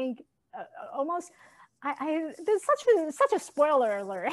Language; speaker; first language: English; non-native, fluent; Chinese